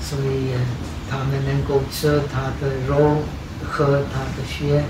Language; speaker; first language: Chinese; non-native, fluent; Czech